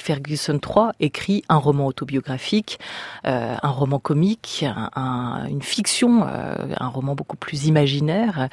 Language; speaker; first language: French; native; French